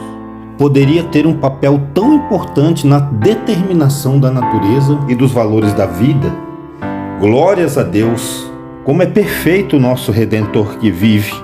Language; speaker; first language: Portuguese; native; Portuguese